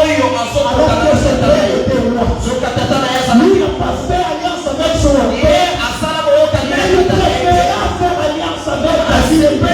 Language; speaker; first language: French; non-native, local second language; Lingala